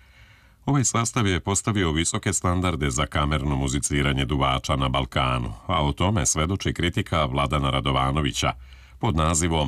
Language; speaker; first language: Serbian; native; Serbian